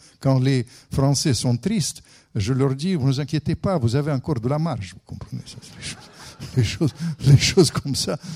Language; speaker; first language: French; non-native, fluent; Russian